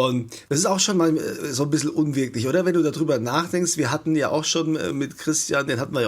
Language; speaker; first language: German; native; German